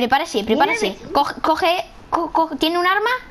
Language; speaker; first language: Spanish; native; Spanish